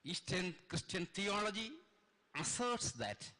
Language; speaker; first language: English; non-native, local second language; Malayalam